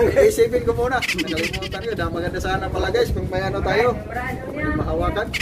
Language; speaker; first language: Filipino; non-native, local second language; Cebuano